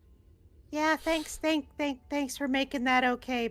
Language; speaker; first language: English; native; English